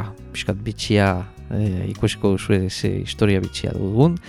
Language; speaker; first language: Basque; native; Basque